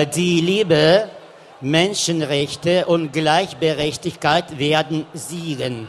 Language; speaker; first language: German; non-native, fluent; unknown